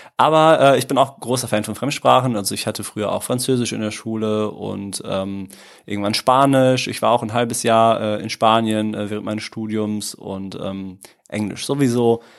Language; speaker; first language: German; early bilingual, other home language; Italian